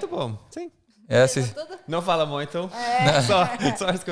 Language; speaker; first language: Portuguese; non-native, learner; English